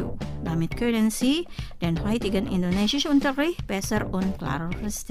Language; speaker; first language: German; non-native, fluent; Indonesian